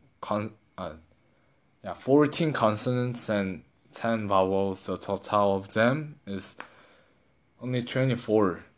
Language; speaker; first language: English; non-native, learner; Korean